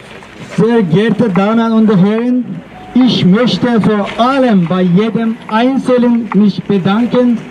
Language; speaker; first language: German; non-native, fluent; Uyghur